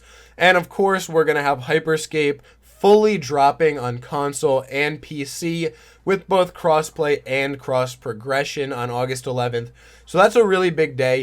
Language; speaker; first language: English; native; English